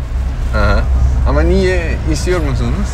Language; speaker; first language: Turkish; non-native, learner; Dutch